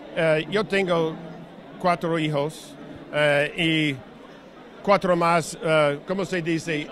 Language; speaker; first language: Spanish; non-native, learner; English